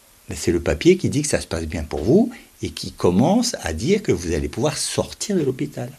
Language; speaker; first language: French; native; French